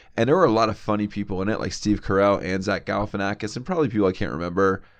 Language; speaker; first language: English; native; English